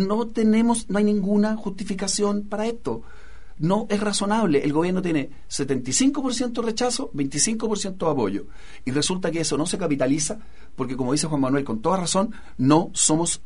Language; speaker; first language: Spanish; native; Spanish